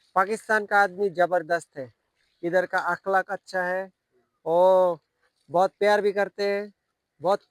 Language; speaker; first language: Hindi; non-native, fluent; Bangla